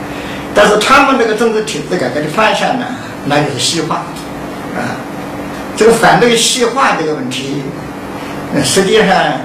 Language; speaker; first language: Chinese; native; Chinese